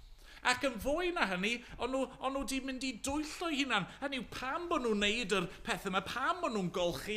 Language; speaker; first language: Welsh; native; Welsh